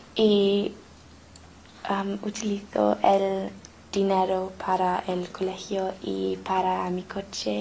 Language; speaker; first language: Spanish; non-native, learner; English